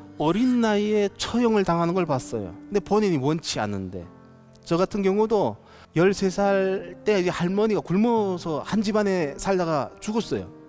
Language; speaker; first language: Korean; native; Korean